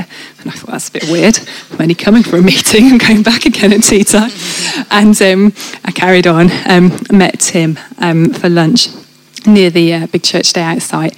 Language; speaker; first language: English; native; English